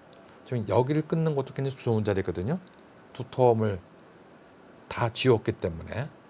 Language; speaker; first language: Korean; native; Korean